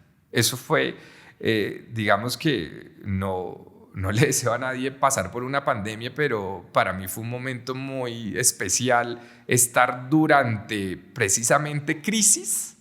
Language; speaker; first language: Spanish; native; Spanish